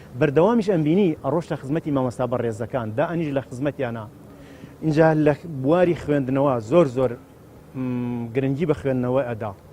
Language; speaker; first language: Central Kurdish; native; Central Kurdish